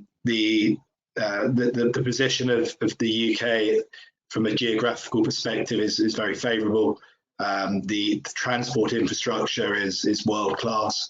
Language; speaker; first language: English; native; English